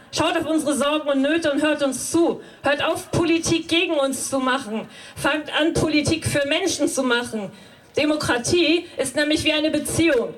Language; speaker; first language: German; native; German